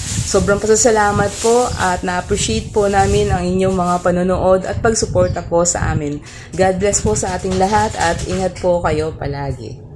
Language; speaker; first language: Filipino; native; Filipino